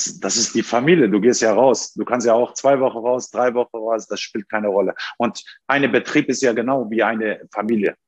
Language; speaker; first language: German; non-native, learner; Turkish